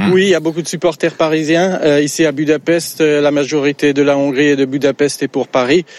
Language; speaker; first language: French; early bilingual, other home language; Hungarian